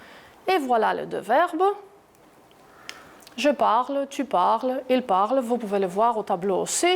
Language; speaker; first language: French; non-native, fluent; Greek